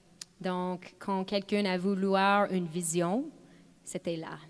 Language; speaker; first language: French; non-native, fluent; English